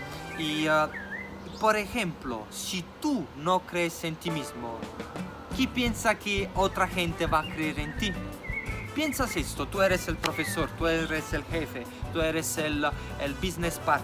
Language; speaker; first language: Spanish; non-native, fluent; Italian